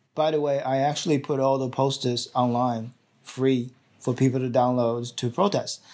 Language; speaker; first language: English; non-native, fluent; Chinese